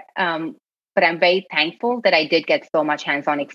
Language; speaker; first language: English; non-native, local second language; Gujarati